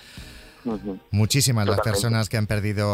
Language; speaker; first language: Spanish; native; Spanish